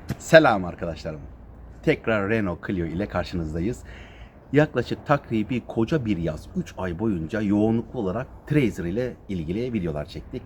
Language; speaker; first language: Turkish; native; Turkish